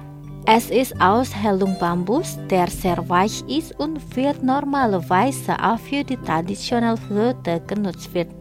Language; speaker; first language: German; non-native, fluent; Indonesian